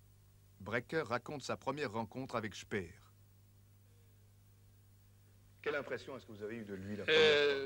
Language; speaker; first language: French; native; French